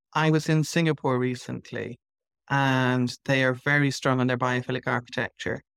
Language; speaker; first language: English; native; English